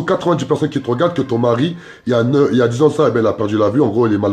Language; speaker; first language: French; native; French